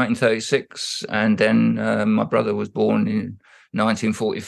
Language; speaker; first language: English; native; English